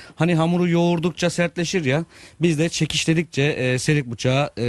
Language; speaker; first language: Turkish; native; Turkish